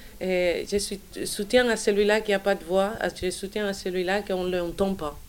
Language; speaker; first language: French; non-native, fluent; Spanish